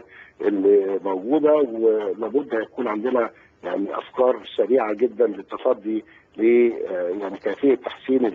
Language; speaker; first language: Arabic; native; Arabic